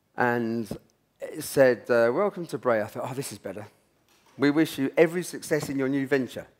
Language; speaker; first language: English; native; English